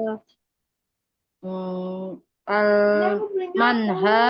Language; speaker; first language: Arabic; non-native, learner; Indonesian